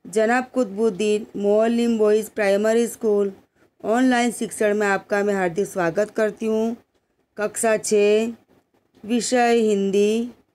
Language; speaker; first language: Hindi; non-native, local second language; Gujarati